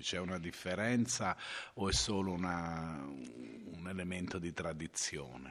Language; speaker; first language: Italian; native; Italian